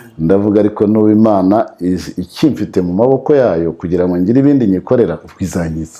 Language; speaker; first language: Kinyarwanda; native; Kinyarwanda